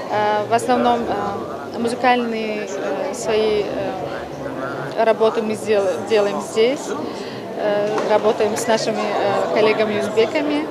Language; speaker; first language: Russian; non-native, local second language; Tajik